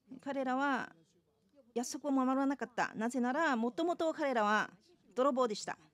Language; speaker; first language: Japanese; non-native, fluent; Chinese